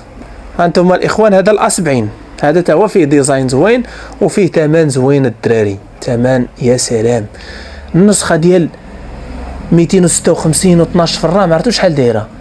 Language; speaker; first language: Arabic; native; Arabic